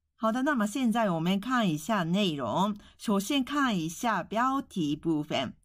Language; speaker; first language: Chinese; non-native, fluent; Japanese